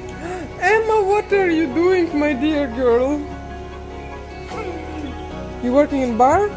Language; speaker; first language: English; non-native, learner; Russian